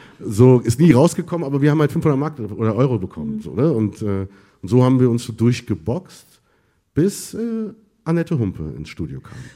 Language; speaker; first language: German; early bilingual, other home language; Arabic